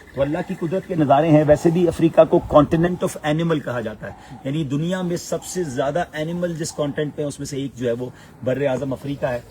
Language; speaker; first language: Urdu; native; Urdu